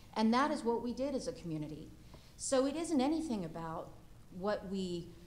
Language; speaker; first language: English; native; English